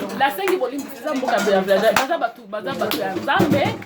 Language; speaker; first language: Lingala; non-native, learner; French